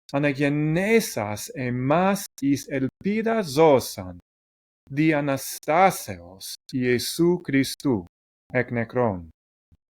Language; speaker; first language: Greek; non-native, fluent; English